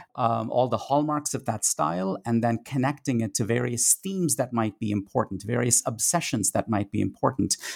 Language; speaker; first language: English; non-native, local second language; Tamil